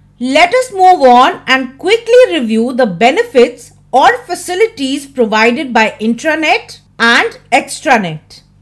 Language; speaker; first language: English; non-native, local second language; Hindi